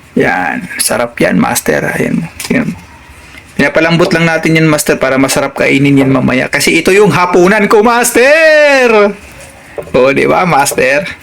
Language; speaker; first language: Filipino; non-native, local second language; Cebuano